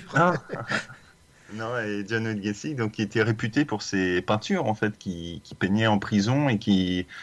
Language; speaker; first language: French; native; French